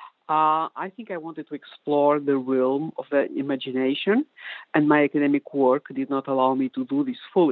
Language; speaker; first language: English; non-native, fluent; Portuguese